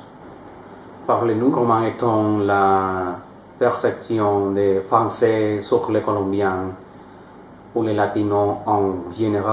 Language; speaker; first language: French; non-native, learner; Spanish